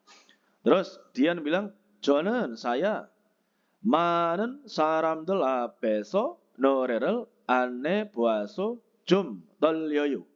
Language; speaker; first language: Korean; non-native, fluent; Indonesian